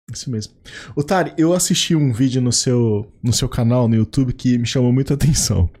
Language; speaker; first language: Portuguese; native; Portuguese